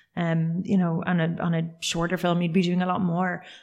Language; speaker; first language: English; native; English